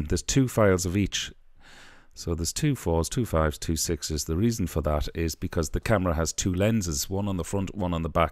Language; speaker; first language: English; native; English